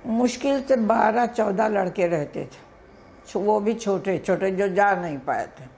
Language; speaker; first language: Urdu; native; Urdu